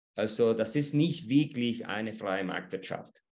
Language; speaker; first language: German; non-native, fluent; Spanish